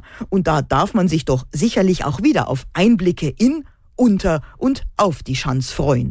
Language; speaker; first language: German; native; German